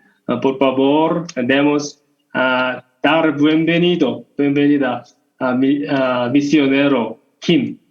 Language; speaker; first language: Spanish; non-native, learner; Korean